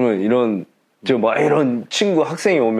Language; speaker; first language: Korean; native; Korean